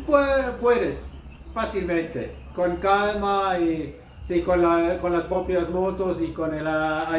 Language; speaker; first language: Spanish; non-native, learner; German